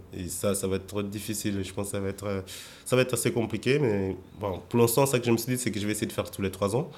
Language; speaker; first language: French; non-native, fluent; Portuguese